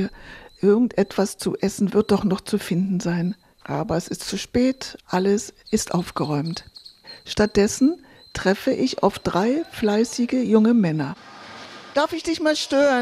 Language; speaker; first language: German; native; German